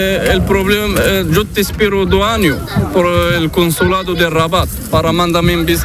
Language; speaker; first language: Spanish; non-native, learner; Arabic